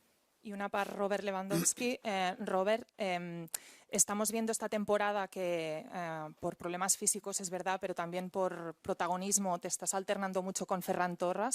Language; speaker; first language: Spanish; native; Spanish